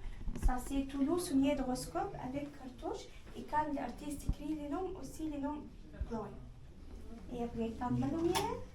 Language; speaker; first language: French; non-native, learner; Arabic